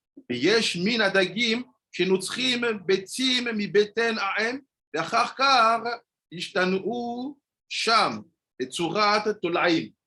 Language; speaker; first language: Hebrew; non-native, fluent; French